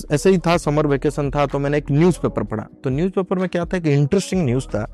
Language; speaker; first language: Hindi; non-native, local second language; Odia